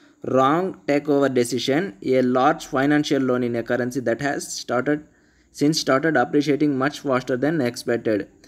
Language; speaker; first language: English; non-native, local second language; Telugu